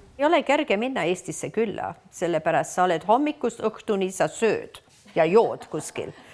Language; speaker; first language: Estonian; early bilingual, heritage; Estonian